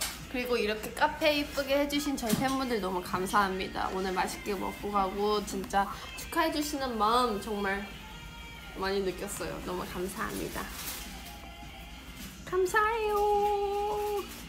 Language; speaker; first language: Korean; early bilingual, heritage; Korean